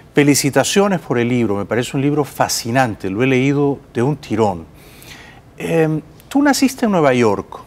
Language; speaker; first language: Spanish; native; Spanish